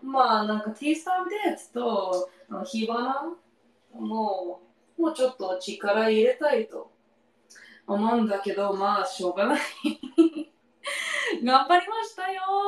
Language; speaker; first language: Japanese; non-native, learner; English